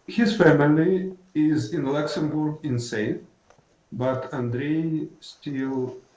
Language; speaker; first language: English; non-native, fluent; Ukrainian